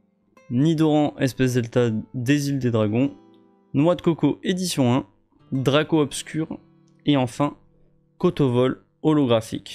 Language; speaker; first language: French; native; French